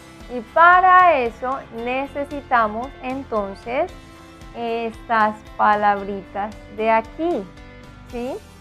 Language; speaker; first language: Spanish; native; Spanish